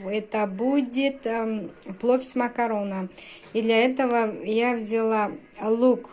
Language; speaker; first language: Russian; non-native, local second language; Tajik